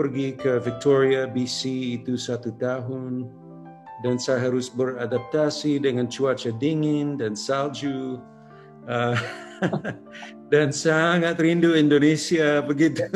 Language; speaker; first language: Indonesian; non-native, local second language; English